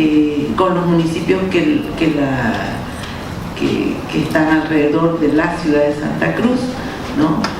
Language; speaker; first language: Spanish; native; Spanish